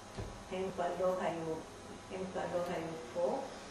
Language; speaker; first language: Hebrew; non-native, fluent; German